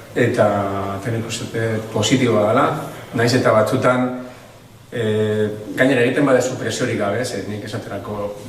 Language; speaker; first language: Basque; non-native, local second language; Spanish